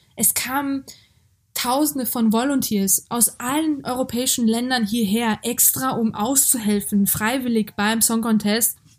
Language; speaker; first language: German; early bilingual, other home language; Georgian